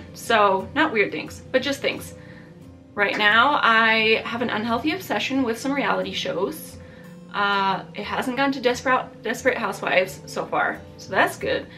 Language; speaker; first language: English; early bilingual, other home language; Italian